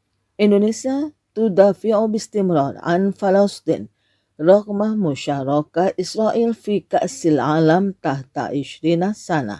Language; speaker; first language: Arabic; non-native, fluent; Indonesian